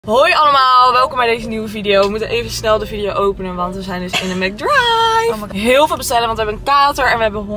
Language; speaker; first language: Dutch; native; Dutch